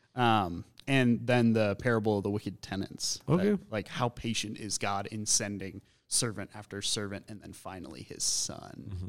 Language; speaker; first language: English; native; English